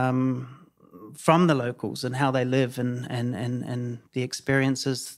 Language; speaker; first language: English; native; English